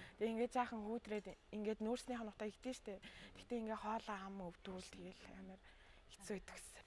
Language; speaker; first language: Mongolian; non-native, local second language; Tuvinian